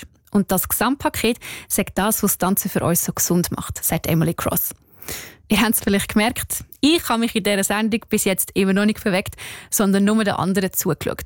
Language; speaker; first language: German; native; German